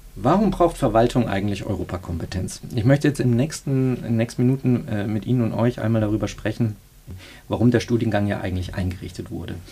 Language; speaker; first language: German; native; German